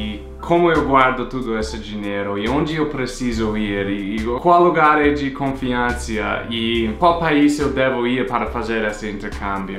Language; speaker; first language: Portuguese; non-native, fluent; English